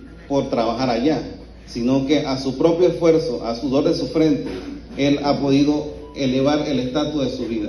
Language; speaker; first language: Spanish; native; Spanish